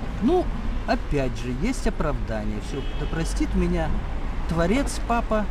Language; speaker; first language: Russian; native; Russian